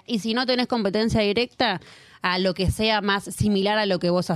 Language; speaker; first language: Spanish; native; Spanish